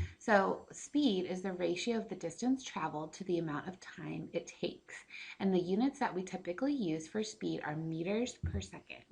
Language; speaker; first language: English; native; English